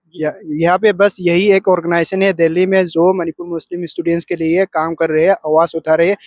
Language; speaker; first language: Hindi; non-native, local second language; Manipuri